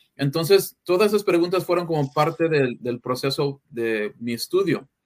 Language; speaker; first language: Spanish; early bilingual, heritage; English